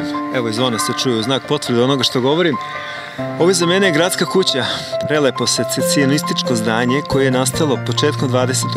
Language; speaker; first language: Serbian; native; Serbian